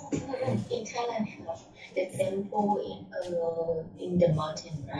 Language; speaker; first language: English; non-native, learner; Thai